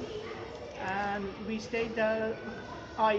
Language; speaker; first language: English; non-native, fluent; Persian